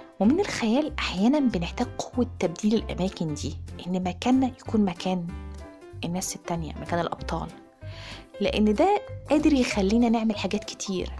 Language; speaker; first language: Arabic; native; Arabic